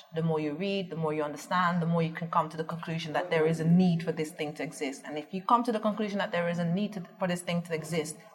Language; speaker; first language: English; early bilingual, other home language; Dutch